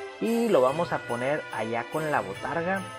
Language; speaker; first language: Spanish; native; Spanish